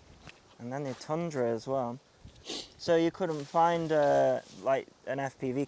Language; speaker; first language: English; native; English